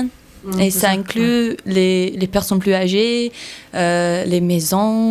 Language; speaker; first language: French; non-native, learner; English